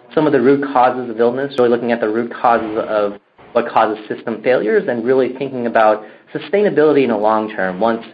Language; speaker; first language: English; native; English